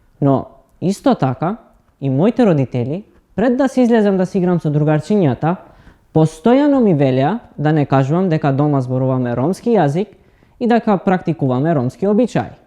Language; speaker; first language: Macedonian; non-native, local second language; Romany